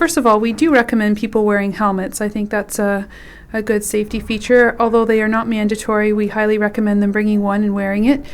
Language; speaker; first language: English; native; English